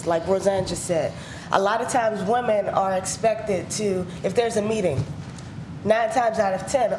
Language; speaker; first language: English; native; English